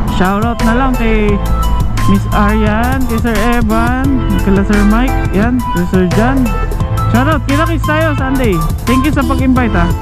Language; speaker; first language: Filipino; native; Filipino